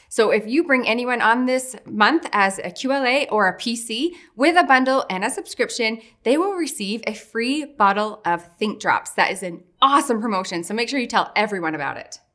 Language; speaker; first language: English; native; English